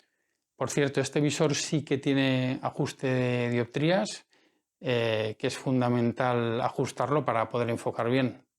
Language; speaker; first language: Spanish; native; Spanish